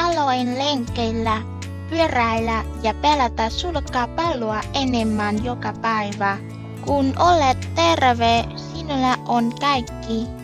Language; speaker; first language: Finnish; non-native, learner; Vietnamese